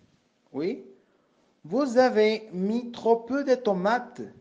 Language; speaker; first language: French; non-native, fluent; Spanish